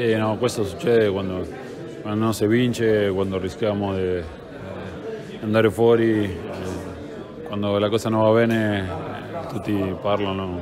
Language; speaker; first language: Italian; non-native, fluent; Spanish